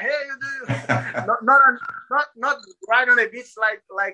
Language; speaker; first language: English; non-native, learner; Portuguese